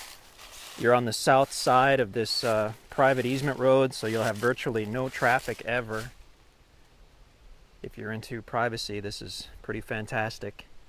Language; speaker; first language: English; native; English